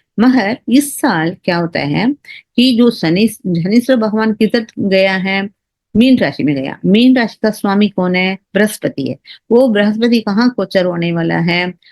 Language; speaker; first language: Hindi; non-native, local second language; Tamil